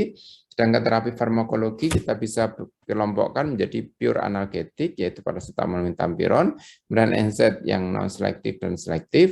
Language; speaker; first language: Indonesian; native; Indonesian